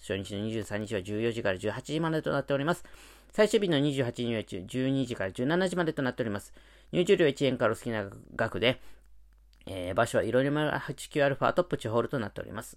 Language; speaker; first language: Japanese; native; Japanese